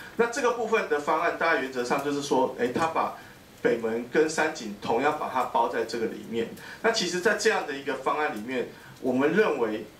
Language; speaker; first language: Chinese; native; Chinese